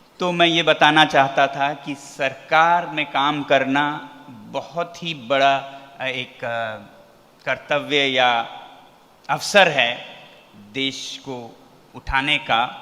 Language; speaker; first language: Hindi; non-native, local second language; Ladakhi